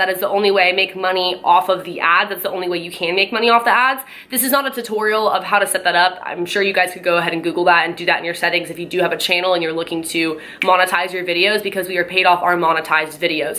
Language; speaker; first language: English; native; English